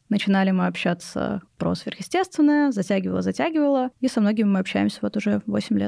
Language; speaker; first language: Russian; native; Russian